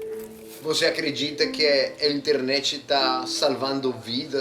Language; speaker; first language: Portuguese; non-native, learner; Spanish